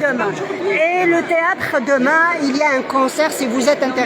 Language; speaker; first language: French; non-native, local second language; Arabic